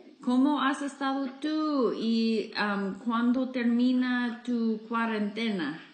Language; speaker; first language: Spanish; non-native, fluent; English